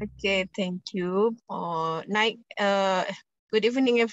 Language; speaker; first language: English; non-native, learner; Indonesian